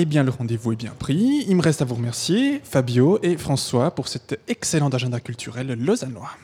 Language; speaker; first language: French; native; French